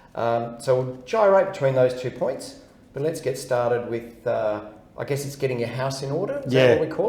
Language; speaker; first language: English; native; English